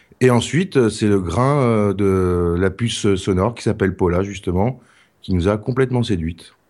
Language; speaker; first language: French; native; French